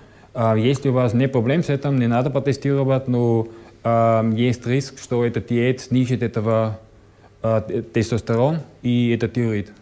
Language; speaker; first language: Russian; non-native, learner; German